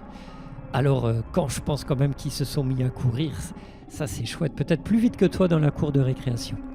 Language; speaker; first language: French; native; French